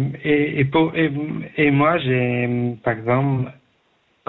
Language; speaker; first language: French; non-native, learner; Persian